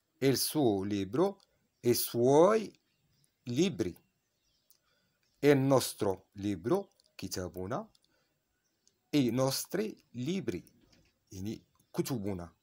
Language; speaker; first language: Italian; non-native, fluent; Arabic